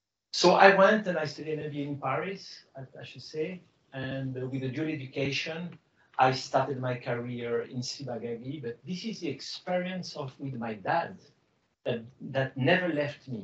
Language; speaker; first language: English; non-native, fluent; Arabic